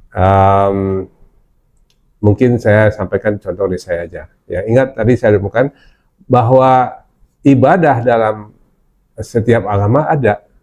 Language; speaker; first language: Indonesian; non-native, local second language; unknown